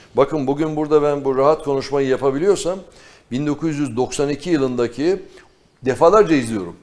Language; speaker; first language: Turkish; native; Turkish